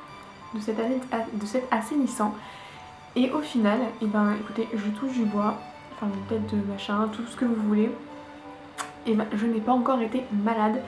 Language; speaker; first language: French; native; French